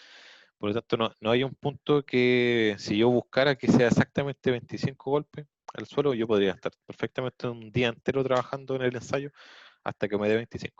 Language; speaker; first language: Spanish; native; Spanish